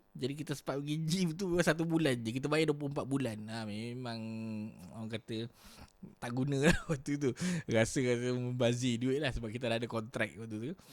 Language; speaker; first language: Malay; native; Malay